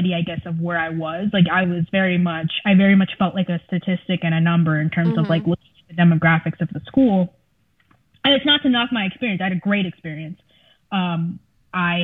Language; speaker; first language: English; early bilingual, other home language; Spanish